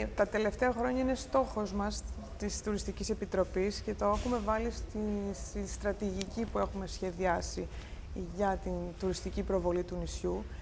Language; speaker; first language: Greek; early bilingual, heritage; Greek